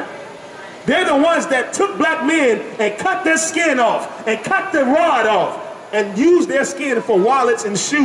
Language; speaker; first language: English; native; English